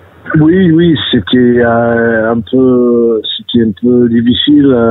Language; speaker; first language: French; non-native, fluent; English